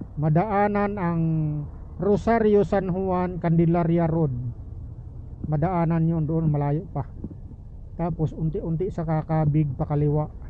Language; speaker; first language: Filipino; non-native, local second language; Cebuano